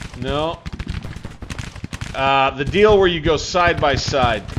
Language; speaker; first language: English; native; English